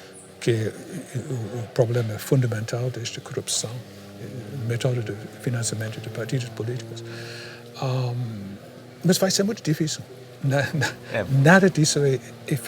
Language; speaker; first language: Portuguese; non-native, fluent; English